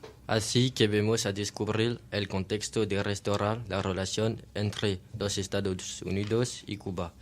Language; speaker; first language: Spanish; non-native, learner; French